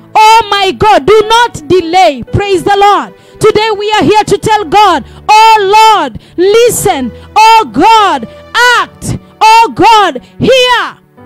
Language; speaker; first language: English; non-native, local second language; Swahili